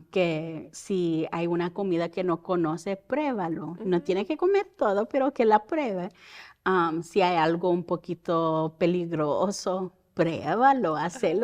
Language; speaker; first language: Spanish; early bilingual, heritage; Spanish